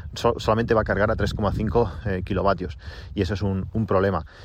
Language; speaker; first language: Spanish; native; Spanish